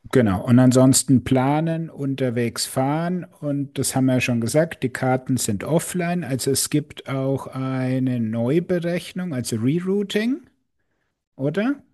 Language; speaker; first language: German; native; German